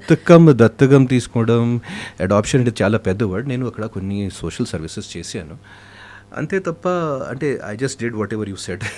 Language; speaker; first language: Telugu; non-native, fluent; Hindi